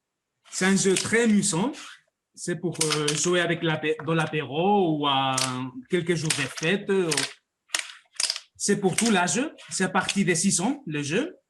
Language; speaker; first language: French; non-native, fluent; Spanish